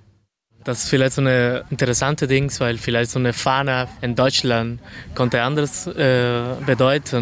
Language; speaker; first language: German; non-native, fluent; Spanish